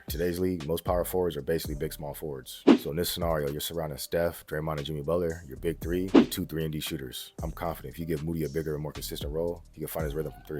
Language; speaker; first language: English; native; English